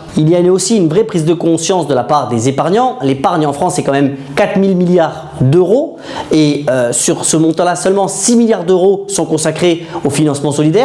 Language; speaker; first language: French; native; French